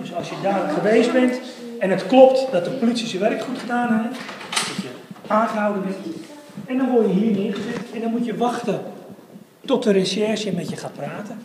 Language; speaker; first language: Dutch; native; Dutch